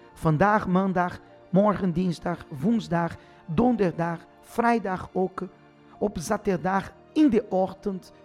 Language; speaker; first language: Dutch; non-native, fluent; Portuguese